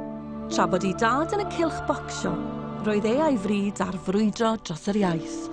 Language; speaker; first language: Welsh; native; Welsh